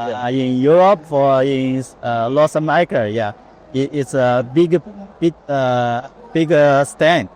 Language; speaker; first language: English; non-native, fluent; Chinese